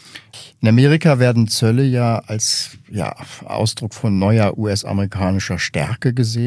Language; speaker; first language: German; native; German